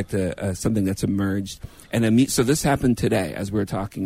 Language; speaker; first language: English; native; English